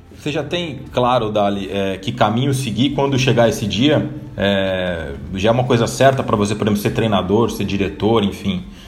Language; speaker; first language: Portuguese; native; Portuguese